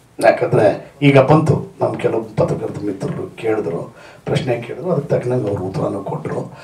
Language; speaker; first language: Kannada; native; Kannada